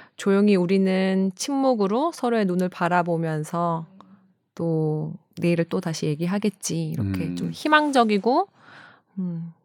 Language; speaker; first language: Korean; native; Korean